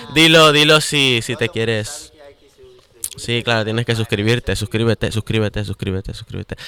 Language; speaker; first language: Spanish; native; Spanish